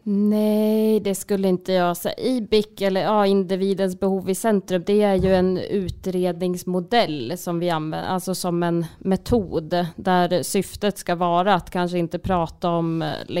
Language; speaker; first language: Swedish; native; Swedish